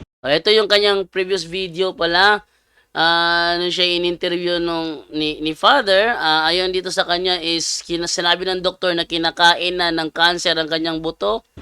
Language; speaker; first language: Filipino; non-native, local second language; Cebuano